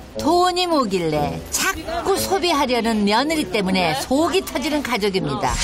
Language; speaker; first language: Korean; native; Korean